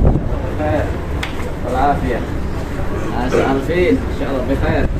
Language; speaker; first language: Arabic; non-native, fluent; Indonesian